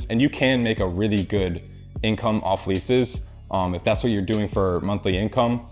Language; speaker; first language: English; native; English